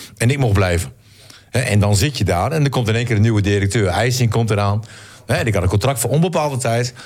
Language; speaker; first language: Dutch; native; Dutch